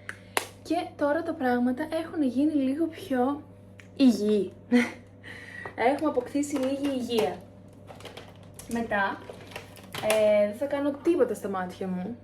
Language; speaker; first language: Greek; native; Greek